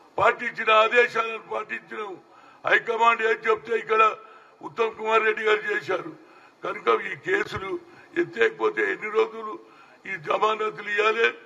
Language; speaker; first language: Telugu; native; Telugu